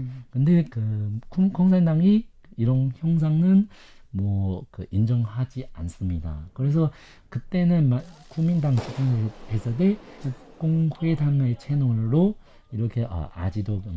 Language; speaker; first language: Korean; non-native, fluent; Chinese